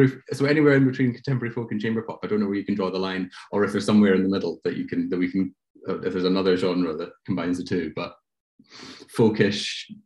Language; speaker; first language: English; native; English